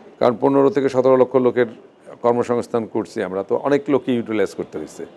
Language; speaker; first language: Bangla; native; Bangla